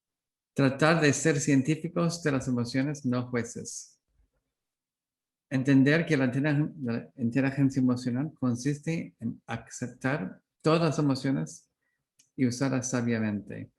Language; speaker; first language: Spanish; non-native, learner; English